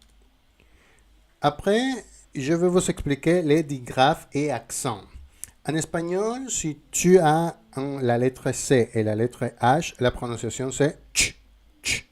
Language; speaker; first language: French; non-native, fluent; Spanish